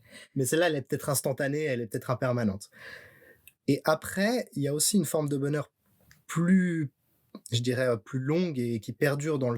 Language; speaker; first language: French; native; French